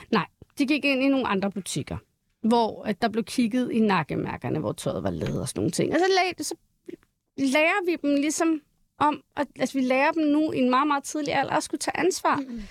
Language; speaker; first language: Danish; early bilingual, other home language; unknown